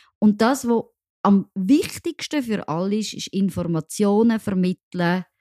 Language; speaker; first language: German; non-native, local second language; French